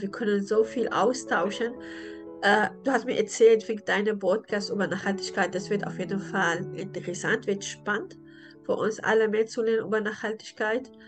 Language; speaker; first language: German; non-native, learner; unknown